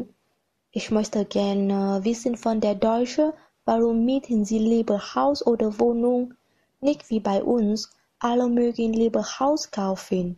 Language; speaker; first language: German; non-native, learner; Vietnamese